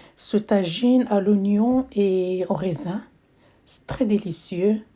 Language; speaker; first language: French; non-native, local second language; Arabic